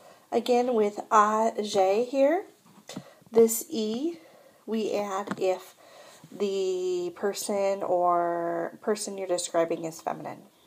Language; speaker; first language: English; native; English